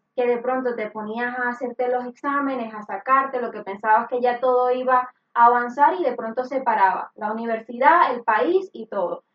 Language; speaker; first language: Spanish; native; Spanish